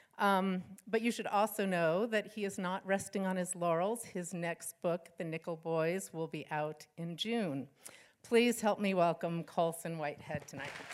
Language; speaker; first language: English; native; English